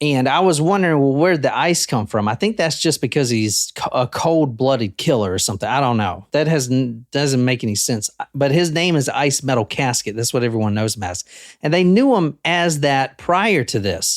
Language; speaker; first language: English; native; English